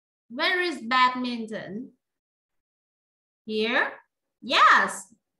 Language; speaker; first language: English; non-native, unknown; Vietnamese